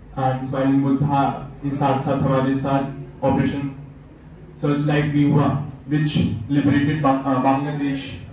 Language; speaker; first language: English; non-native, local second language; Hindi